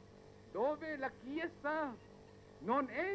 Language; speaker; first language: Italian; non-native, fluent; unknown